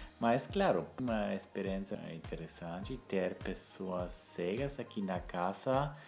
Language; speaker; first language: Portuguese; non-native, fluent; German